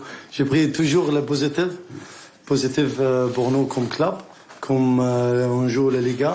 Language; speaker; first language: French; non-native, learner; Arabic